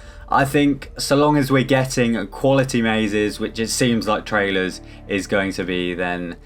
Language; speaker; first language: English; native; English